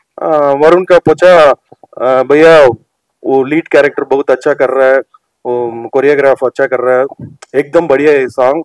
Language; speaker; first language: Hindi; non-native, local second language; Telugu